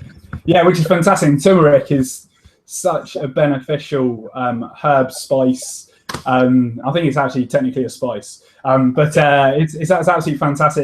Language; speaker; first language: English; native; English